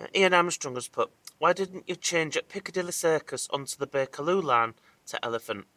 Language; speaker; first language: English; native; English